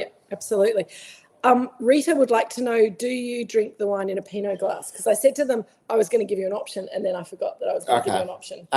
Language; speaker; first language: English; native; English